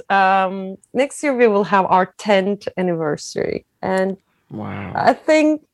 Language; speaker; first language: English; non-native, fluent; Turkish